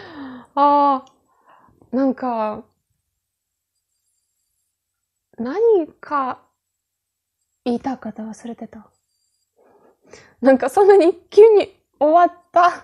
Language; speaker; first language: Japanese; non-native, fluent; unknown